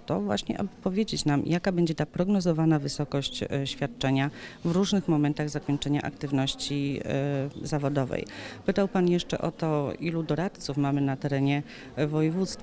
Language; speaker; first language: Polish; native; Polish